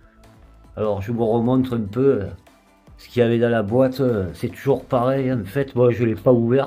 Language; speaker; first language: French; native; French